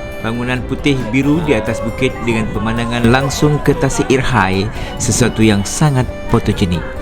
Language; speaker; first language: Malay; native; Malay